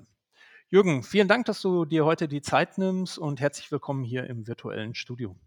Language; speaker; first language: German; native; German